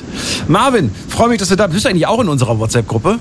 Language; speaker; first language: German; native; German